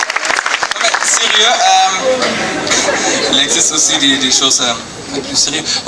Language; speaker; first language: French; non-native, learner; German